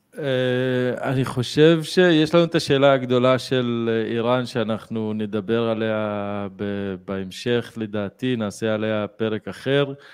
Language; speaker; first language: Hebrew; native; Hebrew